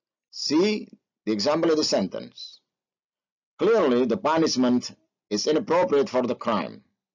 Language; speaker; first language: English; non-native, fluent; Indonesian